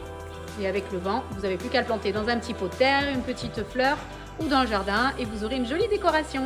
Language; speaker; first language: French; native; French